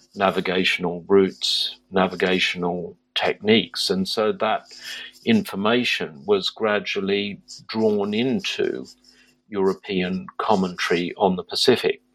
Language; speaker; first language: English; native; English